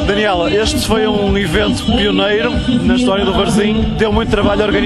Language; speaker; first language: Portuguese; native; Portuguese